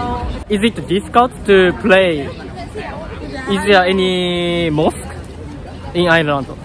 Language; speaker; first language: English; non-native, learner; Japanese